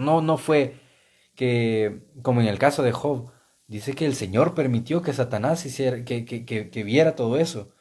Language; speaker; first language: Spanish; native; Spanish